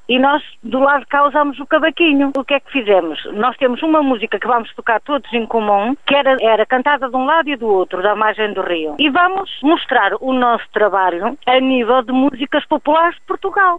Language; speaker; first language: Portuguese; native; Portuguese